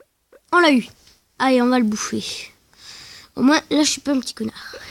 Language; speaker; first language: French; native; French